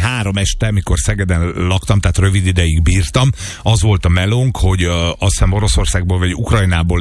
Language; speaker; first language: Hungarian; native; Hungarian